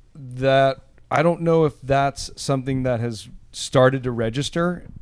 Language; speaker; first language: English; native; English